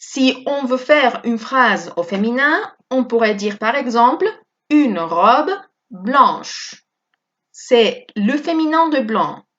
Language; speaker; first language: French; non-native, fluent; Spanish